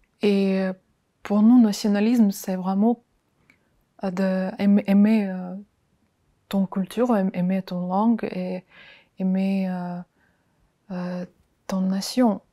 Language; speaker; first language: French; non-native, fluent; Ukrainian